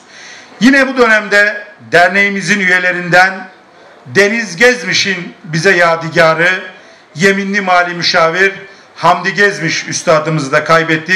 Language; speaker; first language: Turkish; native; Turkish